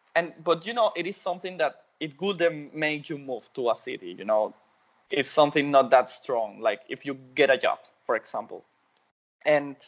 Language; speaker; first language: English; non-native, fluent; Spanish